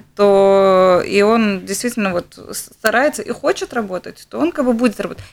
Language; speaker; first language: Russian; native; Russian